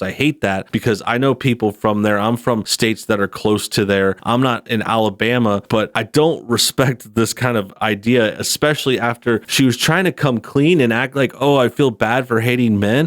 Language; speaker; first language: English; native; English